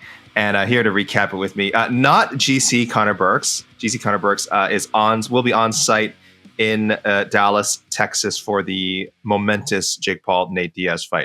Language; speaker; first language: English; native; English